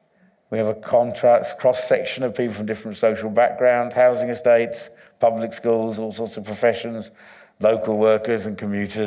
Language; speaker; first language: English; native; English